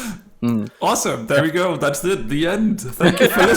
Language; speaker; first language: English; native; English